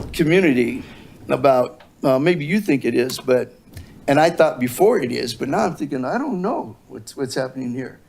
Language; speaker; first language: English; native; English